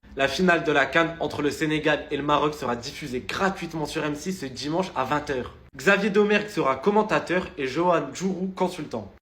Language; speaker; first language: French; early bilingual, other home language; Arabic